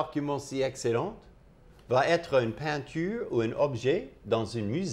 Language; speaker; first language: French; non-native, fluent; English